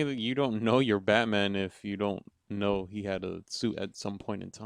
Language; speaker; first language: English; native; English